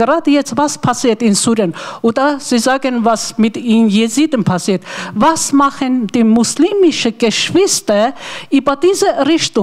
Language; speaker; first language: German; non-native, learner; Armenian